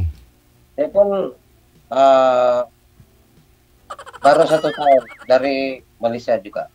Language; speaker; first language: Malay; non-native, learner; Filipino